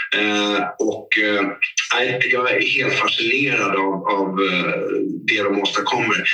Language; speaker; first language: Swedish; native; Swedish